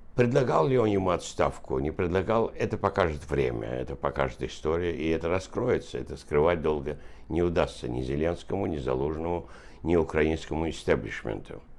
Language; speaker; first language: Russian; non-native, local second language; Azerbaijani